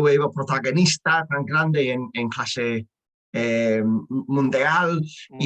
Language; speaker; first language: Spanish; non-native, learner; English